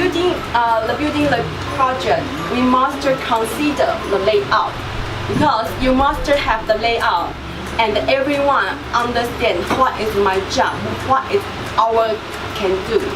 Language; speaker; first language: English; non-native, learner; Chinese